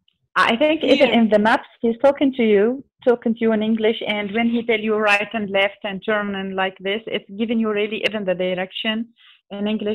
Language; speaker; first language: English; non-native, learner; Arabic